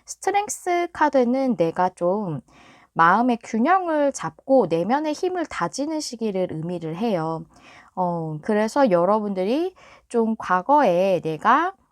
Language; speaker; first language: Korean; native; Korean